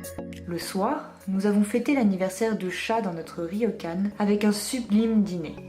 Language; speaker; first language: French; native; French